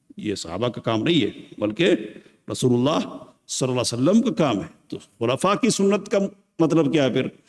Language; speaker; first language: Urdu; native; Urdu